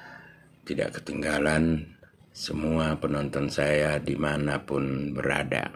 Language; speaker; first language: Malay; non-native, local second language; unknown